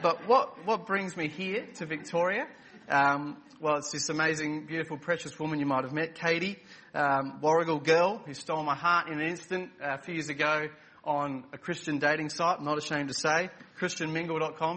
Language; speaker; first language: English; native; English